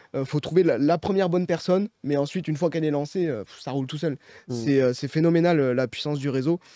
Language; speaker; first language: French; native; French